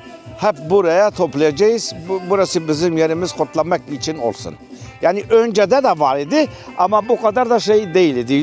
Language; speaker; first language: Turkish; non-native, local second language; Kurdish